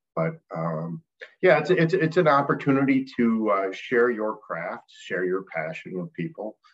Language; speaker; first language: English; native; English